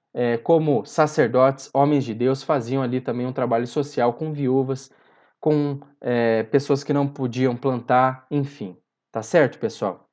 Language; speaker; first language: Portuguese; native; Portuguese